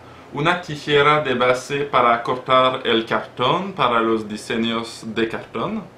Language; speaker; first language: Spanish; non-native, learner; French